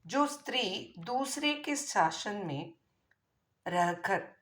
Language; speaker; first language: Hindi; non-native, local second language; Tamil